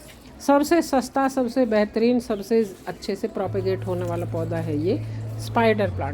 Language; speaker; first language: Hindi; native; Hindi